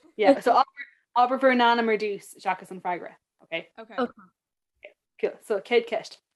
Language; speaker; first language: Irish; native; Irish